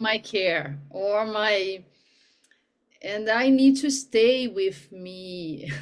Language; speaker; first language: English; non-native, learner; Portuguese